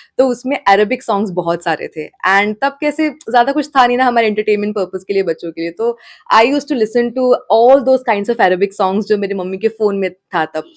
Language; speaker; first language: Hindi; non-native, local second language; Malayalam